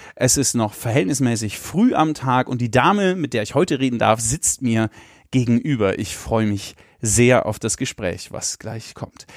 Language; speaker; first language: German; native; German